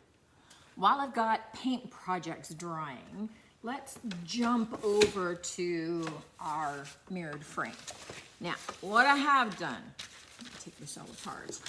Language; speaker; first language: English; native; English